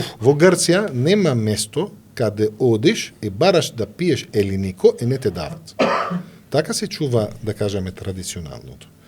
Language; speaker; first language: Macedonian; non-native, fluent; Arabic